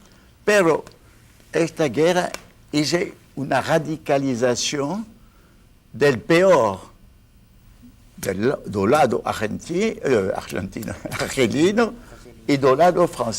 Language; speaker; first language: Spanish; non-native, fluent; French